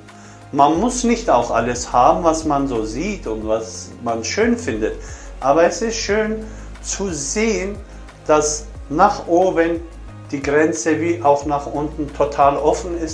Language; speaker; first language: German; non-native, fluent; Turkish